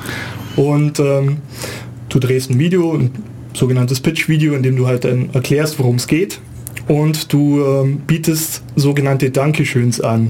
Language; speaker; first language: German; native; German